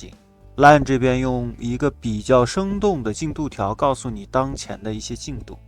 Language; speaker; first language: Chinese; native; Chinese